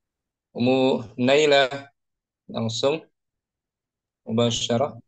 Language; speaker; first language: Indonesian; native; Indonesian